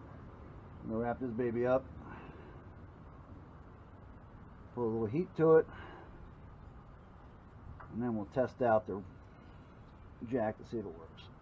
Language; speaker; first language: English; native; English